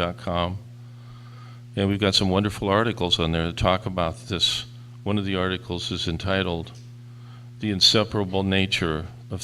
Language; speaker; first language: English; native; English